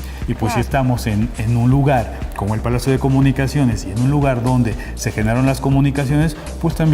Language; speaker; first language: Spanish; native; Spanish